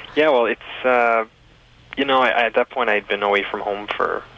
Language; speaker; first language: English; native; English